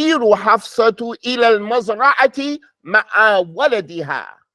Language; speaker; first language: Arabic; non-native, fluent; English